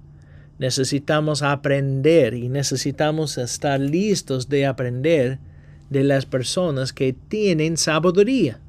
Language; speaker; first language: Spanish; non-native, fluent; English